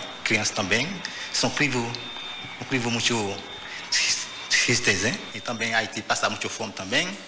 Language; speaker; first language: Portuguese; non-native, learner; Haitian Creole